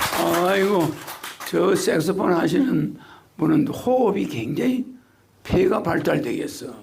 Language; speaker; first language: Korean; native; Korean